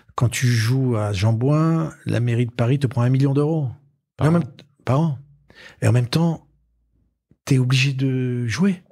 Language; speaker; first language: French; native; French